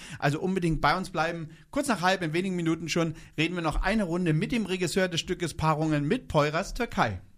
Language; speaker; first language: German; native; German